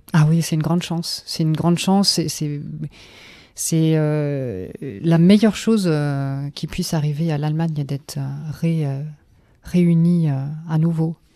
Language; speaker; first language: French; non-native, fluent; German